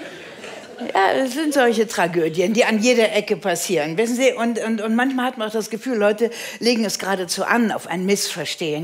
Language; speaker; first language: German; native; German